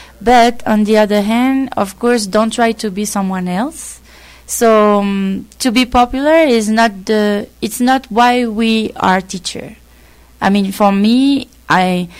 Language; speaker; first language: English; non-native, fluent; French